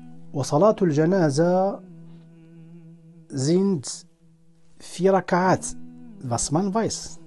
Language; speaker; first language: German; non-native, learner; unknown